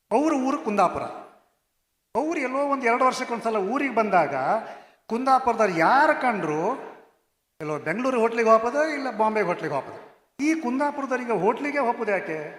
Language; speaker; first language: Kannada; non-native, local second language; Konkani